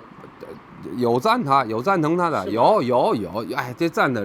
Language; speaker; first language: Chinese; native; Chinese